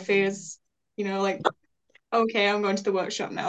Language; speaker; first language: English; native; English